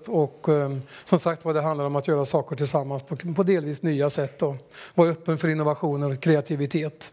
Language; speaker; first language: Swedish; native; Swedish